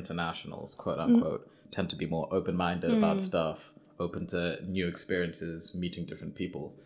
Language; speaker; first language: English; non-native, local second language; Shona